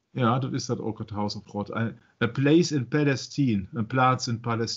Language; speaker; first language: Dutch; non-native, learner; German